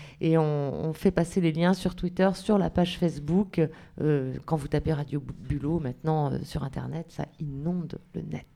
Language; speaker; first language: French; native; French